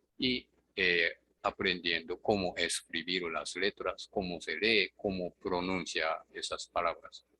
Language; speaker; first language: Spanish; non-native, fluent; Japanese